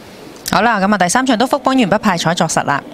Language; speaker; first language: Cantonese; native; Cantonese